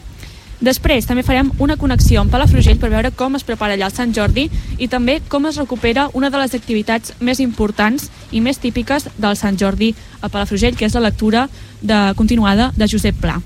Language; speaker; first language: Catalan; native; Catalan